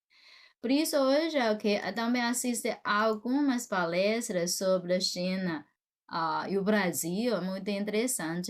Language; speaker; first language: Portuguese; non-native, fluent; Chinese